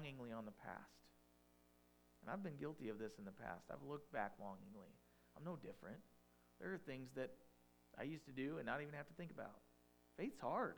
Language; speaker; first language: English; native; English